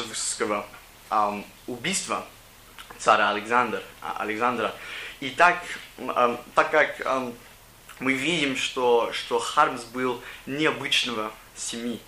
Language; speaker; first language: Russian; non-native, learner; English